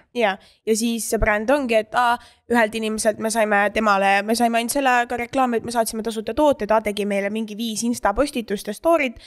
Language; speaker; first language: Estonian; native; Estonian